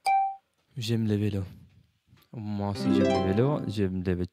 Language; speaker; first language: French; non-native, learner; English